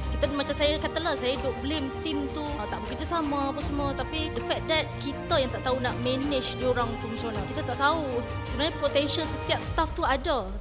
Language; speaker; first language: Malay; native; Malay